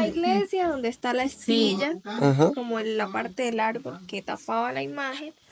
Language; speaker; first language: Spanish; native; Spanish